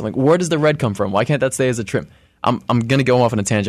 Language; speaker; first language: English; native; English